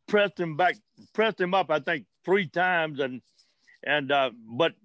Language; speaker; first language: English; native; English